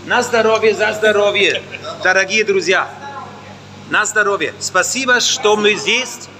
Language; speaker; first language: Russian; non-native, learner; German